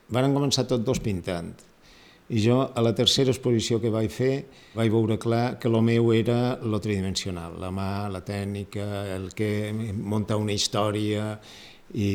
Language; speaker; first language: Catalan; native; Catalan